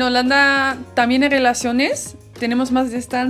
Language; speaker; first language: Spanish; non-native, fluent; Dutch